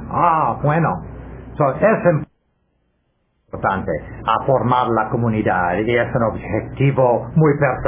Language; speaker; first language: Spanish; non-native, learner; English